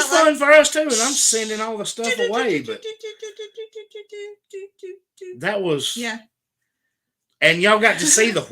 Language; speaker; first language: English; native; English